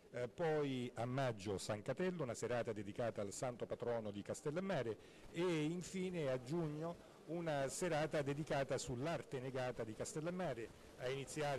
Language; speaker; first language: Italian; native; Italian